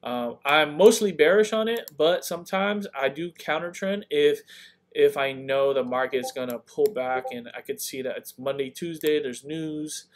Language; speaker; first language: English; native; English